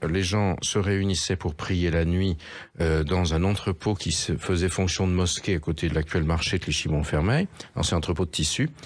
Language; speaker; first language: French; native; French